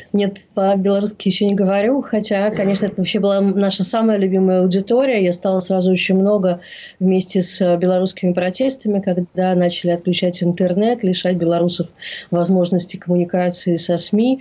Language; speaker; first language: Russian; native; Russian